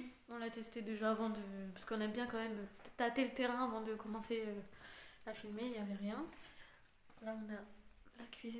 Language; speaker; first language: French; native; French